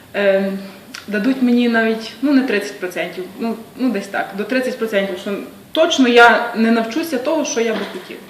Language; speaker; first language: Ukrainian; native; Ukrainian